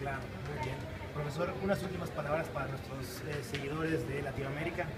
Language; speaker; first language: Spanish; native; Spanish